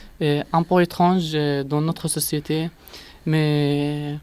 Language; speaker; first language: French; non-native, learner; Arabic